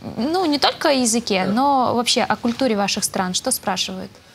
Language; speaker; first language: Russian; native; Russian